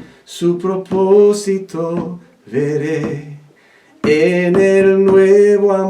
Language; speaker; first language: Spanish; non-native, fluent; English